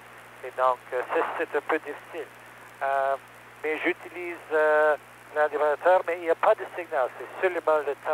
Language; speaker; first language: French; non-native, learner; English